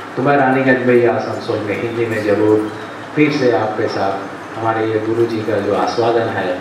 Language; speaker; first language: Hindi; non-native, local second language; Bangla